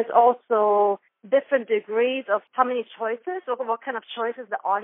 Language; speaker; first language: English; non-native, fluent; German